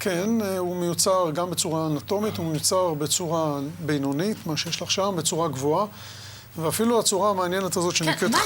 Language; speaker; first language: Hebrew; native; Hebrew